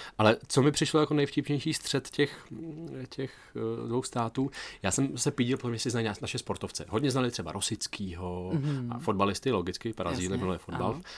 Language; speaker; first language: Czech; native; Czech